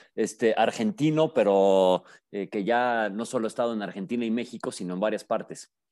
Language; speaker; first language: Spanish; native; Spanish